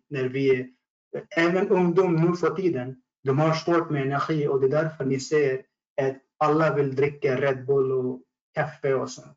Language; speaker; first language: Swedish; non-native, fluent; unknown